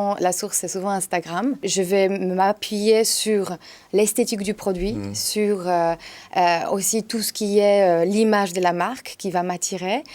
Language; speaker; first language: French; non-native, fluent; Polish